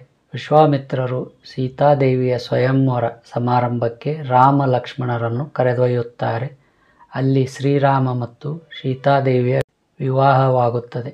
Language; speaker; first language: Kannada; native; Kannada